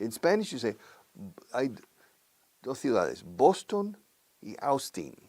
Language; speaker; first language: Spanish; non-native, fluent; English